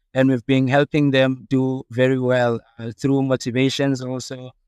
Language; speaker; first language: English; non-native, local second language; Southern Sotho